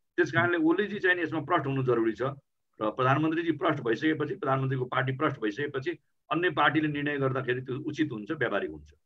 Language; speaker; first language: Nepali; native; Nepali